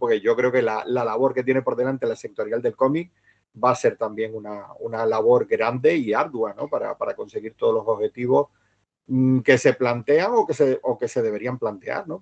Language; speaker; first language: Spanish; native; Spanish